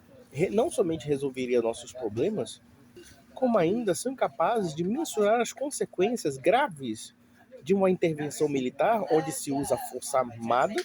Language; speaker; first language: Portuguese; native; Portuguese